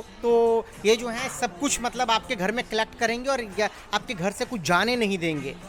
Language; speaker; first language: Hindi; native; Hindi